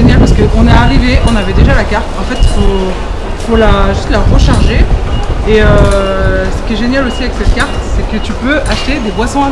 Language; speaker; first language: French; native; French